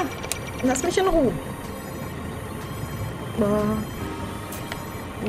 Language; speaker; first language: German; native; German